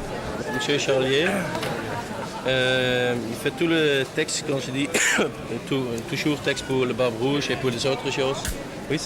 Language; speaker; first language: French; non-native, learner; Dutch